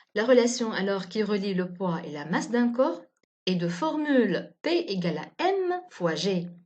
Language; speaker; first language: French; non-native, local second language; Arabic